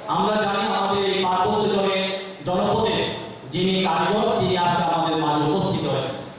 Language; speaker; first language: Bangla; non-native, local second language; Marma